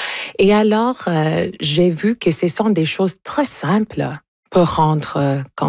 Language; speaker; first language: French; early bilingual, heritage; English